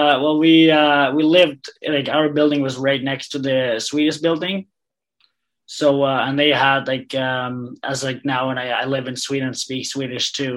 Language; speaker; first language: English; non-native, fluent; Danish